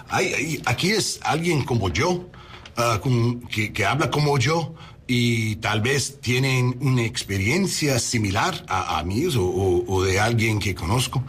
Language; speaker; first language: Spanish; non-native, learner; English